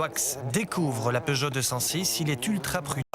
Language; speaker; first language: French; native; French